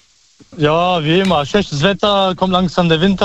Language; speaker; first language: German; early bilingual, other home language; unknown